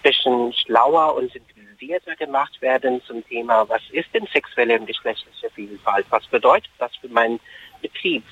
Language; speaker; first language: German; non-native, fluent; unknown